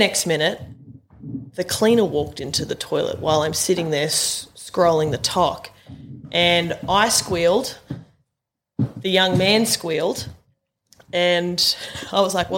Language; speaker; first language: English; native; English